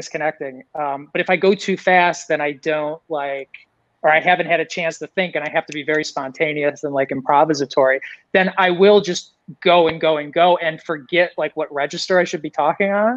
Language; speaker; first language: English; native; English